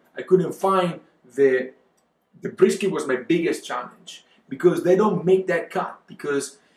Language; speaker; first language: English; non-native, fluent; Italian